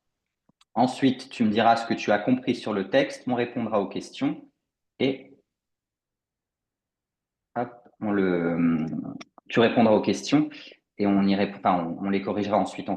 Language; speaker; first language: French; native; French